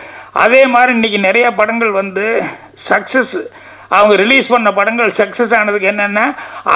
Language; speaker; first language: Tamil; native; Tamil